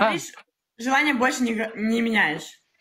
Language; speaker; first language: Russian; native; Russian